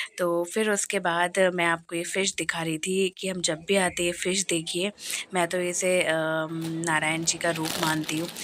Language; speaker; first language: Hindi; non-native, local second language; Bangla